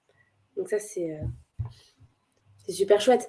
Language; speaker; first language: French; native; French